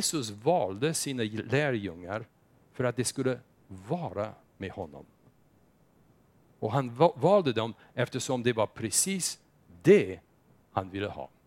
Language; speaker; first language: Swedish; non-native, fluent; English